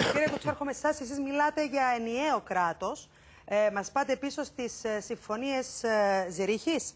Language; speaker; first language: Greek; native; Greek